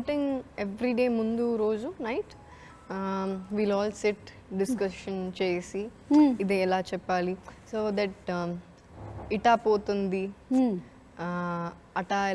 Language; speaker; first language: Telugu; non-native, learner; Malayalam